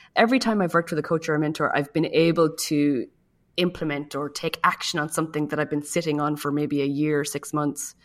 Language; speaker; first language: English; native; English